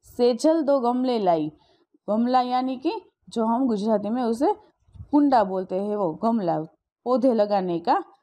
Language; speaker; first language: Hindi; non-native, local second language; Gujarati